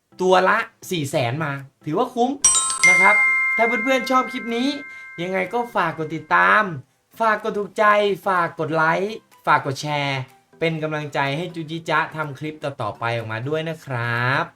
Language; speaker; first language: Thai; native; Thai